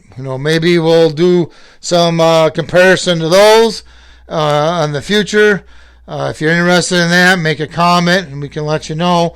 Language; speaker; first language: English; native; English